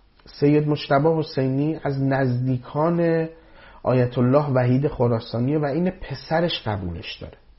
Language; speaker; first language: Persian; native; Persian